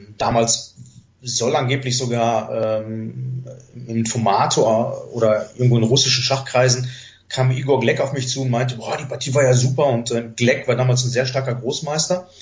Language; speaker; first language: German; native; German